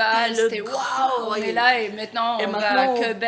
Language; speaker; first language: French; non-native, fluent; Russian